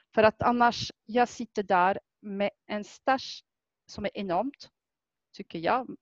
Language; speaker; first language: Swedish; non-native, fluent; French